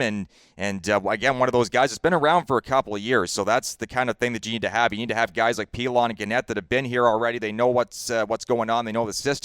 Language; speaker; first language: English; native; English